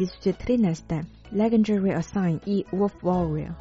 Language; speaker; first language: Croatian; non-native, fluent; Chinese